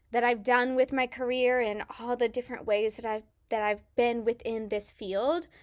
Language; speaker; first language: English; native; English